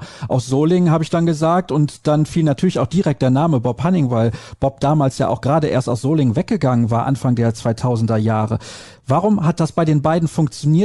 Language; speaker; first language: German; native; German